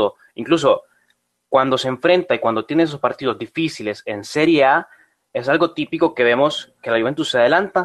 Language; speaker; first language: Spanish; native; Spanish